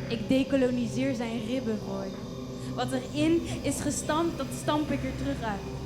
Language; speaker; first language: Dutch; early bilingual, other home language; Kinyarwanda